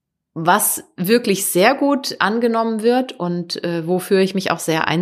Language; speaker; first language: German; native; German